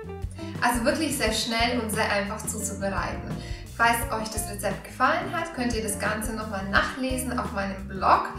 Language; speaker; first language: German; native; German